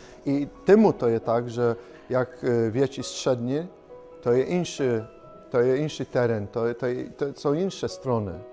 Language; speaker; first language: Polish; non-native, local second language; Kashubian